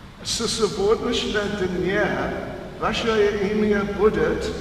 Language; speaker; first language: Russian; non-native, learner; English